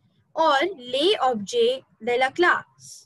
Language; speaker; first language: French; non-native, learner; Hindi